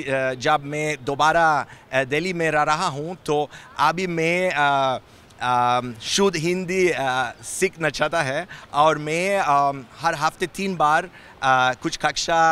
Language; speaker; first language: Hindi; non-native, learner; Spanish